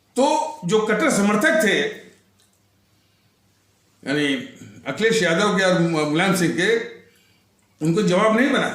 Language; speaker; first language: Hindi; native; Hindi